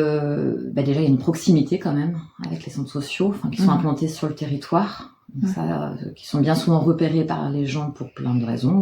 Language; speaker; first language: French; native; French